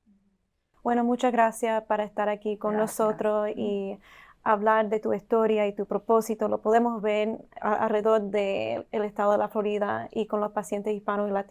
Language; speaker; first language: Spanish; early bilingual, heritage; Spanish